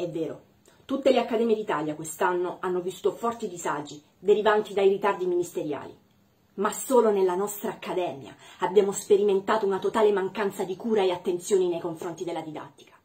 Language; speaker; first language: Italian; native; Italian